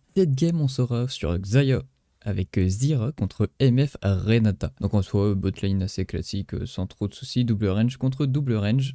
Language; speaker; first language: French; native; French